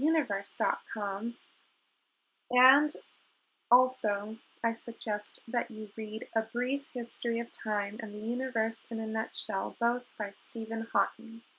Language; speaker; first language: English; native; English